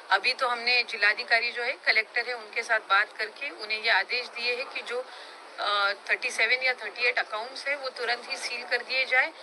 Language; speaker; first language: Hindi; non-native, local second language; Marathi